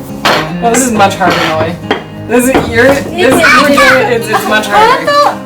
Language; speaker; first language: English; native; English